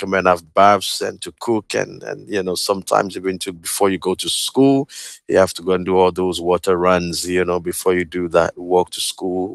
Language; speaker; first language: English; non-native, local second language; Akan